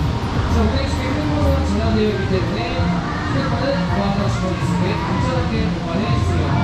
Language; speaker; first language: Korean; native; Korean